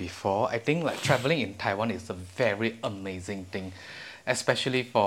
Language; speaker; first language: English; non-native, local second language; Chinese